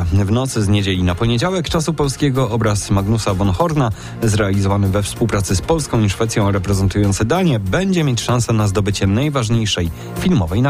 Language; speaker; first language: Polish; native; Polish